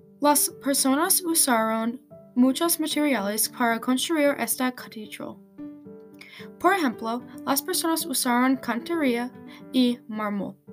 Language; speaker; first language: Spanish; non-native, learner; English